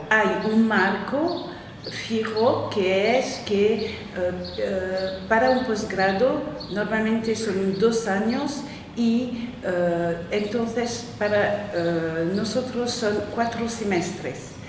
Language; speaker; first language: Spanish; non-native, fluent; French